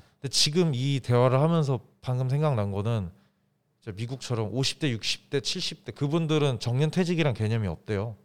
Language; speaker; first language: Korean; native; Korean